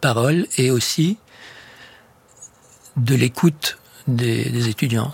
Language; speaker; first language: French; native; French